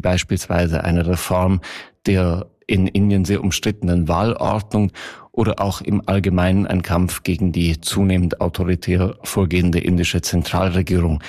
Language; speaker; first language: German; native; German